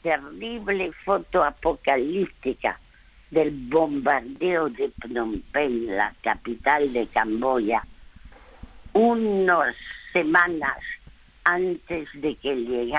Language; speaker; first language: Spanish; early bilingual, other home language; French